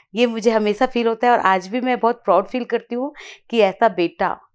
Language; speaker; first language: Hindi; native; Hindi